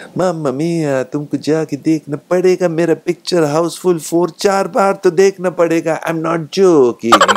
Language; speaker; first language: Hindi; native; Hindi